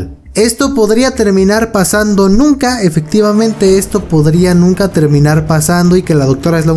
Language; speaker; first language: Spanish; native; Spanish